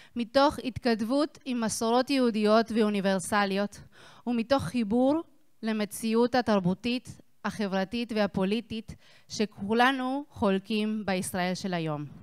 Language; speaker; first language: Hebrew; non-native, fluent; Spanish